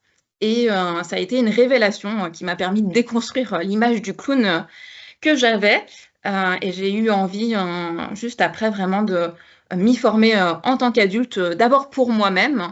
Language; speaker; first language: French; native; French